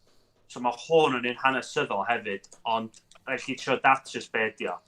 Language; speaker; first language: Welsh; native; Welsh